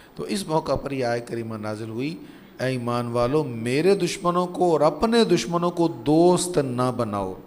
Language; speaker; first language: Urdu; non-native, local second language; Punjabi